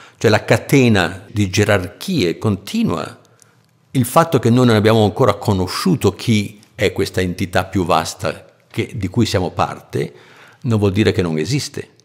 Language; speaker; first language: Italian; native; Italian